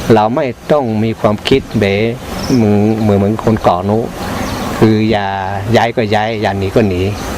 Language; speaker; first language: Thai; non-native, local second language; Hmong